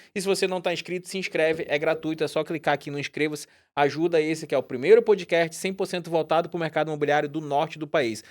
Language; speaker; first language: Portuguese; native; Portuguese